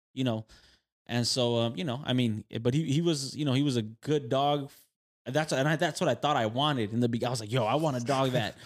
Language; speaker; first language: English; native; English